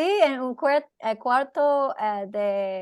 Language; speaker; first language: Spanish; non-native, fluent; English